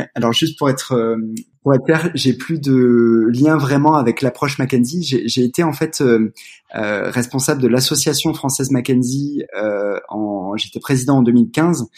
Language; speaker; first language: French; native; French